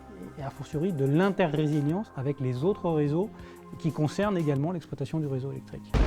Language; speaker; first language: French; native; French